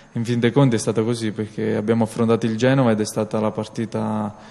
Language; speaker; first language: Italian; native; Italian